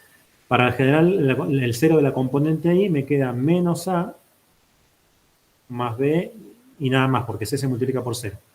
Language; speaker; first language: Spanish; native; Spanish